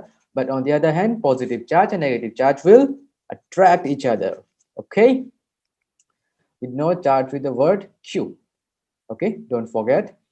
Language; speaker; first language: English; non-native, local second language; Hindi